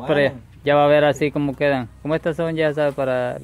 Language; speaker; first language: Spanish; native; Spanish